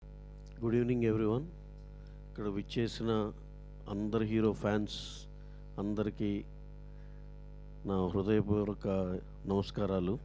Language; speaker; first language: Telugu; native; Telugu